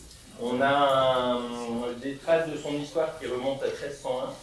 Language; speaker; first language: French; native; French